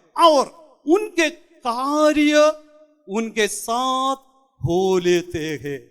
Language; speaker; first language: Hindi; non-native, local second language; Malayalam